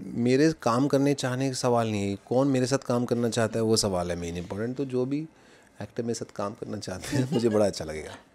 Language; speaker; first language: Hindi; non-native, local second language; Punjabi